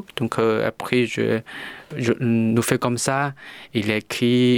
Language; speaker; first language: French; non-native, learner; Chinese